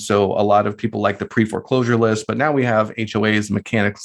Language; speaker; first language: English; native; English